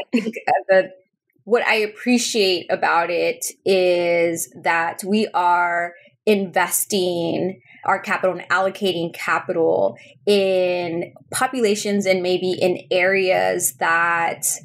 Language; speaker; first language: English; early bilingual, other home language; Spanish